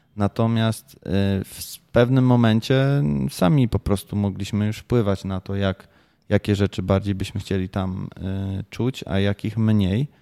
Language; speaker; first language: Polish; native; Polish